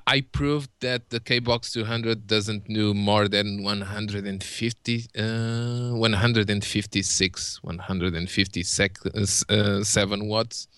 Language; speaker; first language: English; non-native, fluent; Portuguese